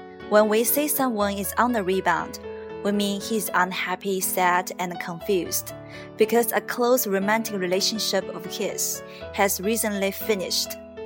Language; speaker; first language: English; non-native, fluent; Chinese